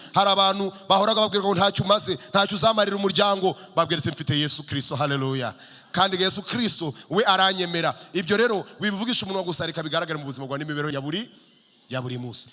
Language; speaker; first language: Kinyarwanda; native; Kinyarwanda